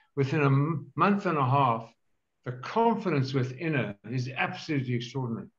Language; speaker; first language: English; native; English